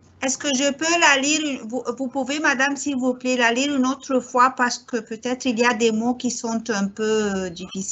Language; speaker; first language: French; non-native, learner; Arabic